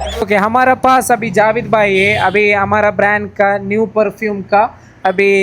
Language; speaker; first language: Hindi; non-native, local second language; Malayalam